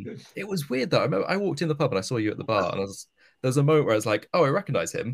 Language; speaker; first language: English; native; English